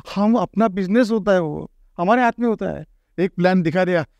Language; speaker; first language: Hindi; non-native, local second language; Marathi